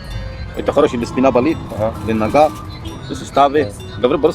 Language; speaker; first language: Russian; non-native, learner; Arabic